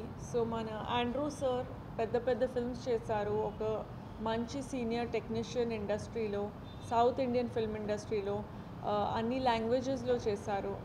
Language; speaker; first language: Telugu; non-native, fluent; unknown